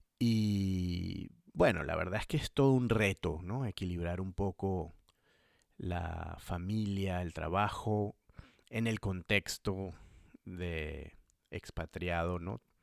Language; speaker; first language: Spanish; native; Spanish